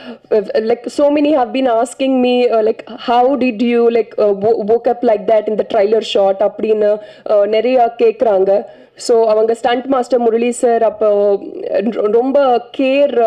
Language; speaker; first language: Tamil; non-native, fluent; Telugu